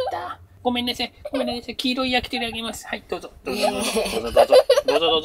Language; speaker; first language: Japanese; native; Japanese